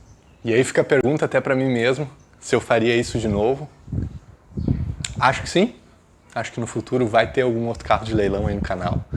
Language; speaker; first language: Portuguese; native; Portuguese